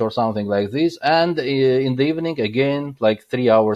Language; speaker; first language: English; non-native, fluent; Azerbaijani